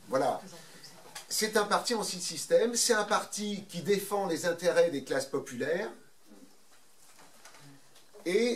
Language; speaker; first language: French; native; French